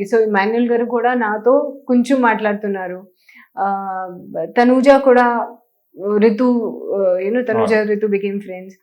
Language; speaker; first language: Telugu; non-native, learner; Hindi